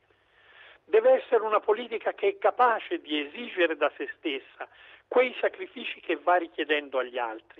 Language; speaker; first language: Italian; native; Italian